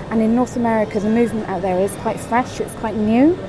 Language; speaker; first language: English; native; English